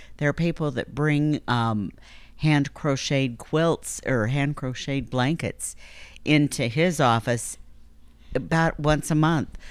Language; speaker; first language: English; native; English